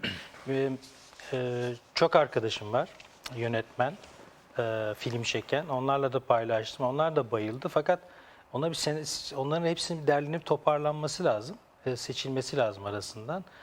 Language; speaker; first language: Turkish; native; Turkish